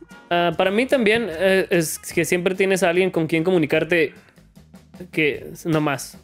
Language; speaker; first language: Spanish; native; Spanish